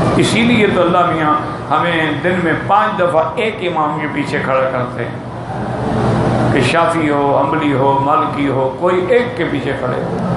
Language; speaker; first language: Urdu; native; Urdu